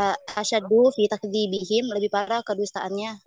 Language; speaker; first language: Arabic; non-native, learner; Indonesian